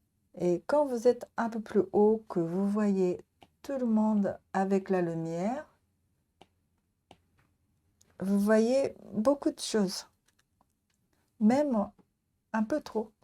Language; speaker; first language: French; non-native, learner; Japanese